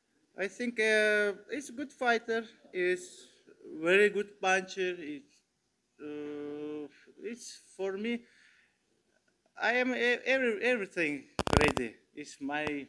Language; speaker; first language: English; non-native, learner; Turkmen